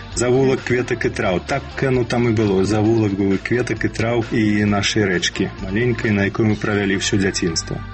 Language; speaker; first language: Belarusian; non-native, local second language; Russian